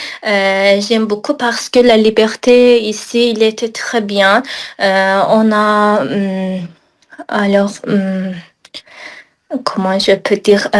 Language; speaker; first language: French; non-native, learner; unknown